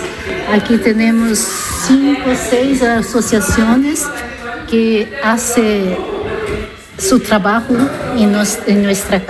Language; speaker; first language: Spanish; non-native, fluent; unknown